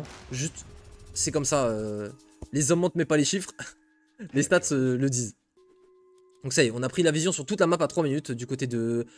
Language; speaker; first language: French; native; French